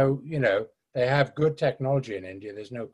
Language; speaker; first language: English; native; English